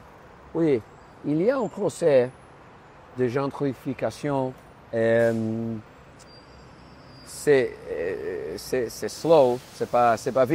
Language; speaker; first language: French; non-native, learner; Spanish